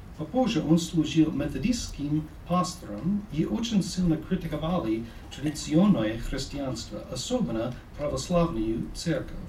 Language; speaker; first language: Russian; non-native, fluent; English